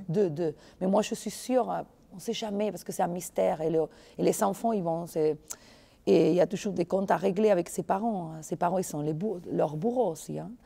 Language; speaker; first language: French; non-native, fluent; Spanish